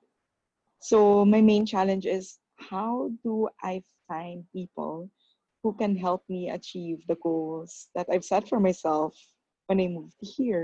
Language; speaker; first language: English; non-native, local second language; Filipino